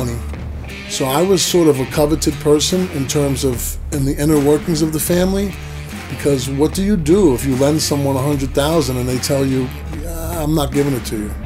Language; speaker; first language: English; native; English